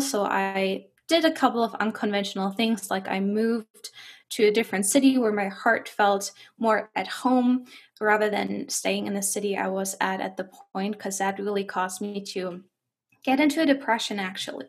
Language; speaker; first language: English; non-native, fluent; German